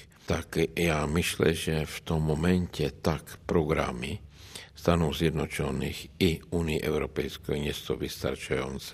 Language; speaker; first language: Polish; non-native, learner; Czech